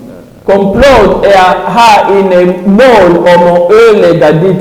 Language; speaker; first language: Swedish; non-native, learner; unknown